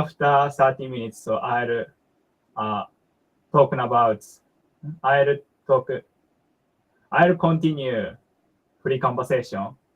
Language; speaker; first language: English; non-native, learner; Japanese